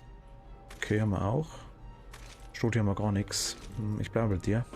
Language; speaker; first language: German; native; German